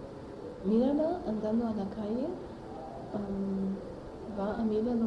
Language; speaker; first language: Spanish; non-native, learner; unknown